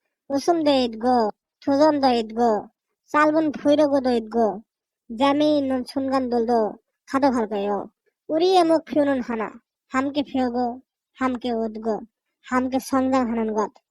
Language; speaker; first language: Korean; non-native, fluent; Bangla